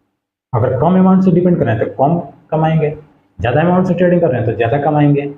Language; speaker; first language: Hindi; native; Hindi